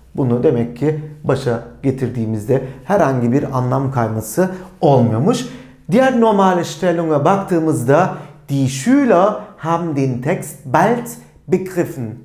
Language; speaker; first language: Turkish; native; Turkish